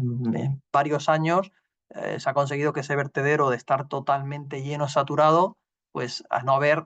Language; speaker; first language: Spanish; native; Spanish